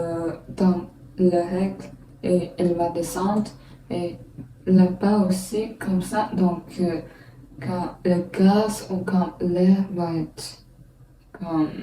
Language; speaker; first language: French; non-native, learner; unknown